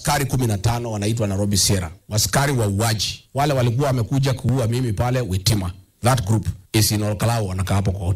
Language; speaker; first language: Swahili; native; Swahili